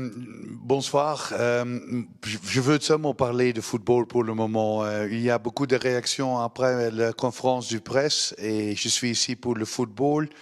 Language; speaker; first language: French; non-native, learner; Dutch